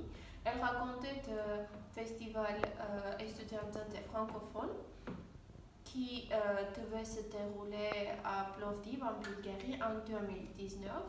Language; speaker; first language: French; non-native, fluent; Armenian